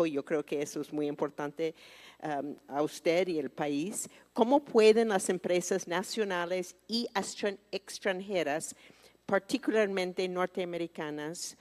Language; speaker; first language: Spanish; non-native, fluent; English